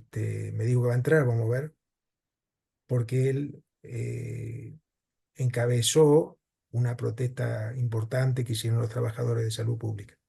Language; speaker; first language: Spanish; native; Spanish